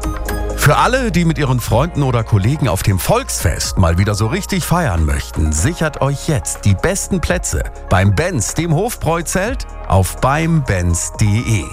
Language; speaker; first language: German; native; German